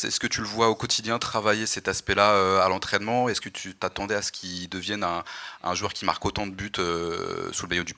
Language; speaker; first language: French; native; French